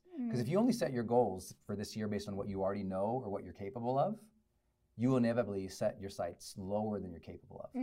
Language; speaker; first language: English; native; English